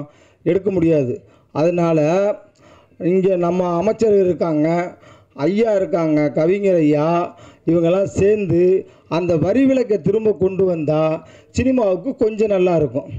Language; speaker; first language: Tamil; native; Tamil